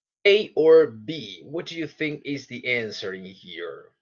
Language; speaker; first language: English; non-native, fluent; Spanish